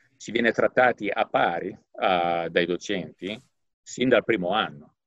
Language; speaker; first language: Italian; native; Italian